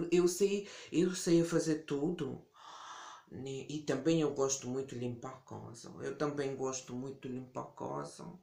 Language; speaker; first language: Portuguese; early bilingual, heritage; Portuguese